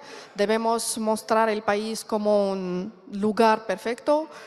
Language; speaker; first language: Spanish; non-native, learner; Arabic